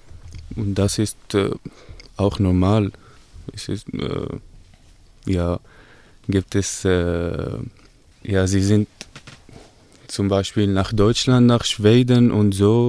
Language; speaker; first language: German; non-native, learner; Arabic